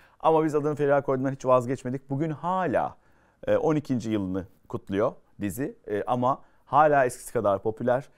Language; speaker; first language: Turkish; native; Turkish